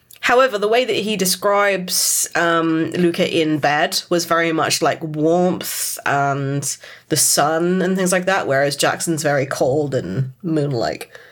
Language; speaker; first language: English; native; English